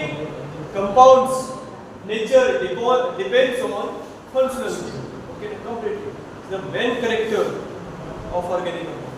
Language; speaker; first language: English; non-native, local second language; Hindi